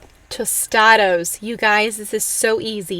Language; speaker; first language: English; native; English